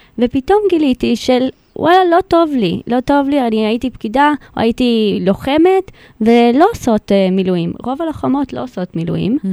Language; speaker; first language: Hebrew; non-native, fluent; Spanish